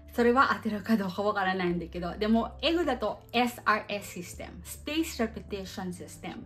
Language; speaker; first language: Japanese; non-native, learner; Filipino